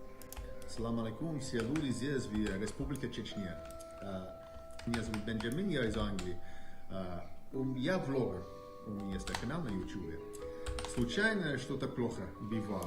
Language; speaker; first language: Russian; non-native, learner; English